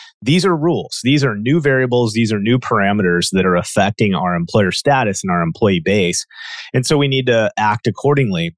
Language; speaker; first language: English; native; English